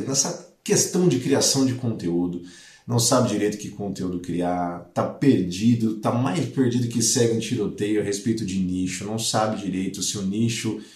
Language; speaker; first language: Portuguese; native; Portuguese